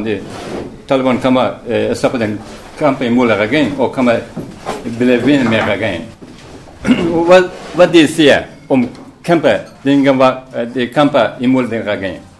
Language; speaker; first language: Danish; non-native, learner; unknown